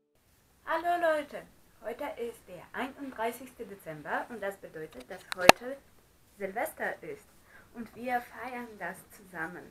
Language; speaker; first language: German; non-native, fluent; Russian